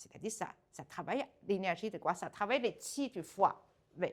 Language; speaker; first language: French; non-native, learner; Chinese